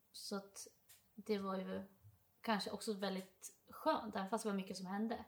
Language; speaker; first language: Swedish; native; Swedish